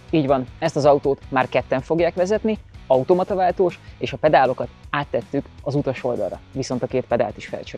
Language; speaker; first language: Hungarian; native; Hungarian